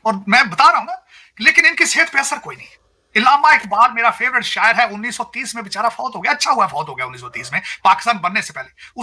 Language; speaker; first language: Urdu; non-native, local second language; Punjabi